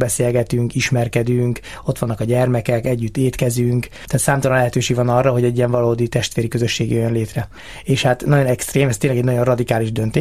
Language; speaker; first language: Hungarian; native; Hungarian